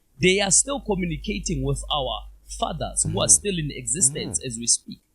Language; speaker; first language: English; non-native, local second language; Zulu